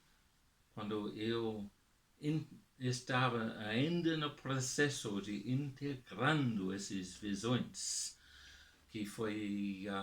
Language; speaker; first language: Portuguese; non-native, learner; English